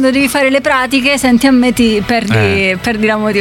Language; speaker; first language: Italian; native; Italian